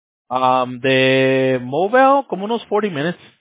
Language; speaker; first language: Spanish; early bilingual, heritage; Spanish